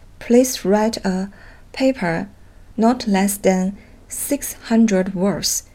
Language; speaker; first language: English; non-native, fluent; Chinese